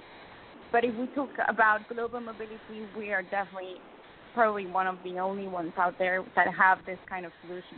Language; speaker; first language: English; non-native, fluent; Spanish